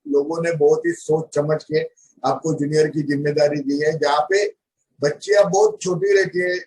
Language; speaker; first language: Hindi; non-native, local second language; Marathi